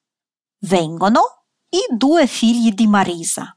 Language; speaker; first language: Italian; non-native, fluent; Russian